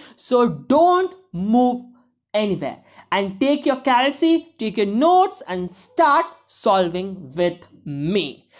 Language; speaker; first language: English; non-native, local second language; Kannada